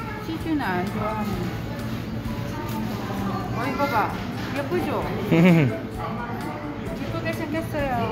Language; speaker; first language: Korean; non-native, learner; Vietnamese